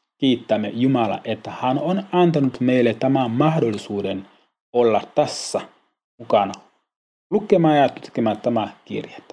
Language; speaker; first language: Finnish; non-native, learner; Swahili